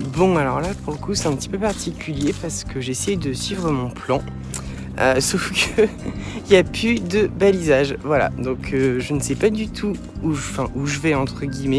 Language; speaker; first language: French; native; French